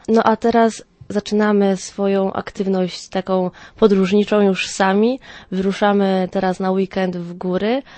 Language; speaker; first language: Polish; native; Polish